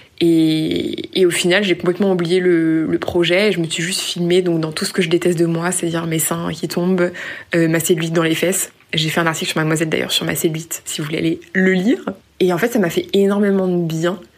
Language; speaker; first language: French; native; French